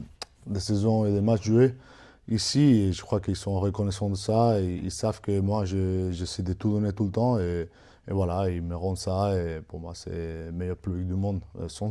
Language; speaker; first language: French; non-native, fluent; Spanish